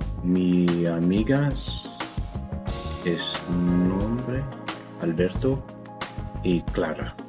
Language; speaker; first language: Spanish; non-native, learner; English